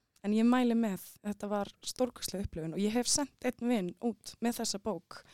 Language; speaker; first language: Icelandic; native; Icelandic